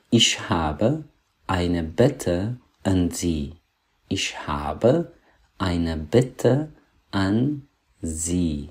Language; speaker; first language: German; non-native, fluent; Persian